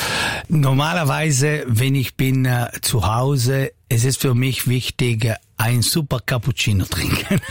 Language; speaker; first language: German; non-native, fluent; Italian